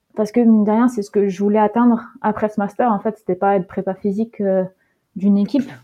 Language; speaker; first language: French; early bilingual, heritage; Dutch